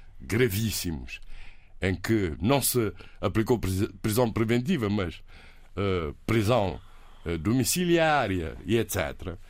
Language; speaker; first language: Portuguese; native; Portuguese